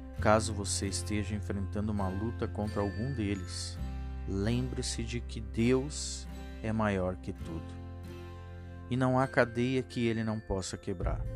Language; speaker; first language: Portuguese; native; Portuguese